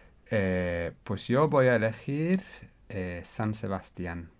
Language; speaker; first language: Spanish; non-native, fluent; English